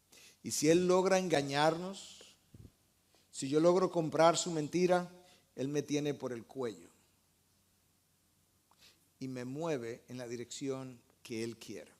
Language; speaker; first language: Spanish; native; Spanish